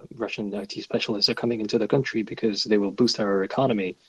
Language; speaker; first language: English; non-native, fluent; Russian